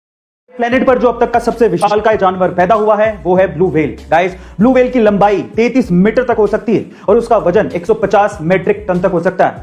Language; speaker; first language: Hindi; native; Hindi